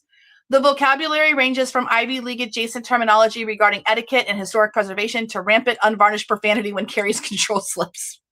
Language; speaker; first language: English; native; English